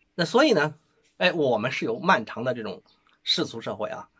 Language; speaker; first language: Chinese; native; Chinese